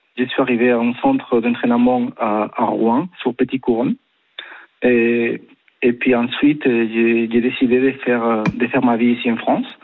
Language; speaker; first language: French; non-native, fluent; Spanish